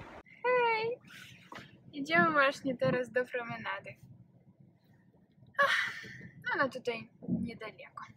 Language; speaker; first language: Polish; non-native, learner; Ukrainian